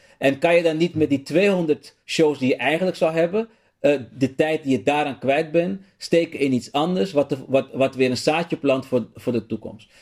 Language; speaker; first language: Dutch; native; Dutch